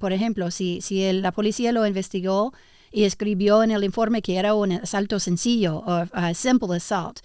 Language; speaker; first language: Spanish; early bilingual, heritage; English